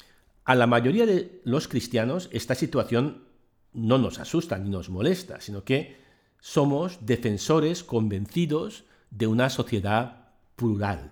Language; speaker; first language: Spanish; native; Spanish